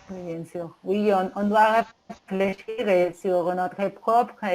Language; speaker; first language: French; non-native, learner; Spanish